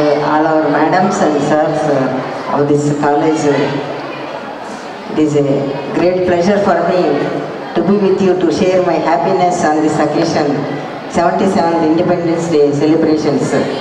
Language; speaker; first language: English; non-native, local second language; Telugu